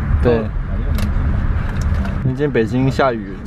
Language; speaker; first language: Chinese; native; Chinese